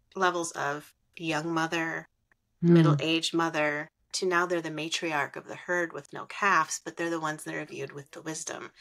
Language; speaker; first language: English; native; English